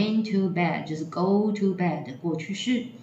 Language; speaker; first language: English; non-native, fluent; Chinese